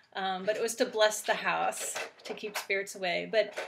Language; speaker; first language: English; native; English